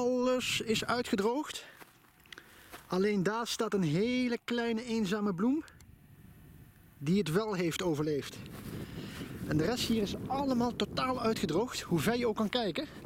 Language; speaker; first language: Dutch; native; Dutch